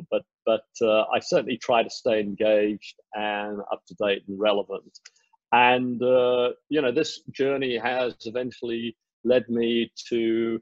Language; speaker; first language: English; native; English